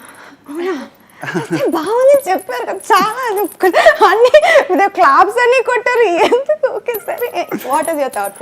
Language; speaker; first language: Telugu; non-native, fluent; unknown